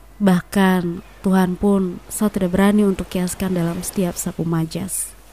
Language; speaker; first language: Indonesian; native; Indonesian